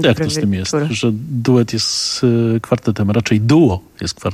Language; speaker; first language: Polish; native; Polish